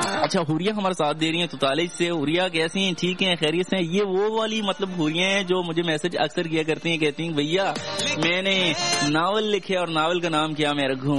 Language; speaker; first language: Urdu; non-native, local second language; Pashto